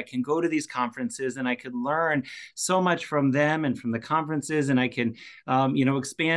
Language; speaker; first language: English; native; English